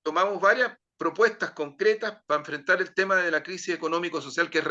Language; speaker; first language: Spanish; native; Spanish